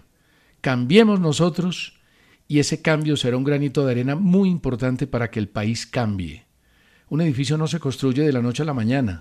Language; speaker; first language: Spanish; native; Spanish